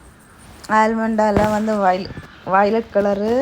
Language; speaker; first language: Tamil; native; Tamil